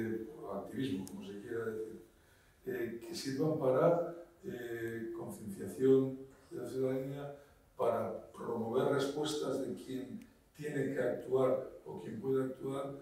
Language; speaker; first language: Spanish; native; Spanish